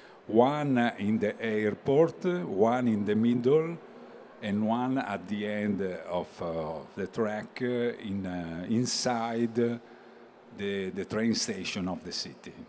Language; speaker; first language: English; non-native, learner; Italian